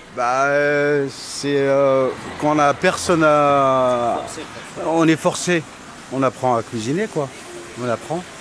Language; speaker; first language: French; non-native, local second language; Arabic